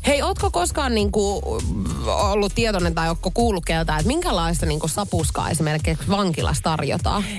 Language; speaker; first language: Finnish; native; Finnish